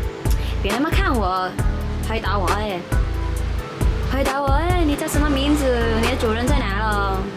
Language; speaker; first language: Chinese; non-native, learner; Vietnamese